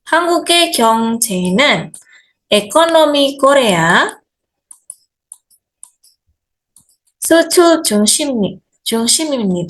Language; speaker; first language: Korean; non-native, fluent; Indonesian